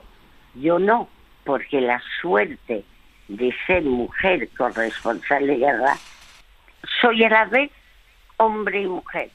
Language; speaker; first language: Spanish; early bilingual, other home language; French